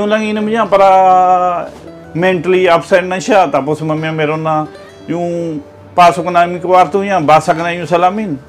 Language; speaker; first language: Filipino; non-native, learner; Punjabi